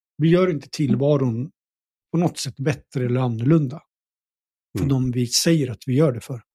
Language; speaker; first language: Swedish; early bilingual, other home language; Punjabi